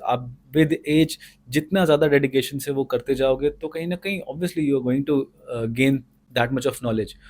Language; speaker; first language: Hindi; native; Hindi